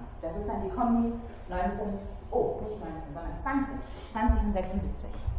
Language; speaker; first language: German; native; German